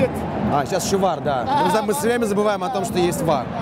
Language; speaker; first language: Russian; native; Russian